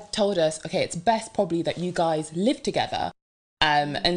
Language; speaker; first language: English; early bilingual, other home language; French